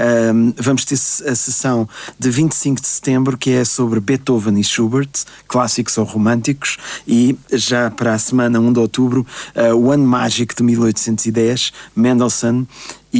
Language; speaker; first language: Portuguese; native; Portuguese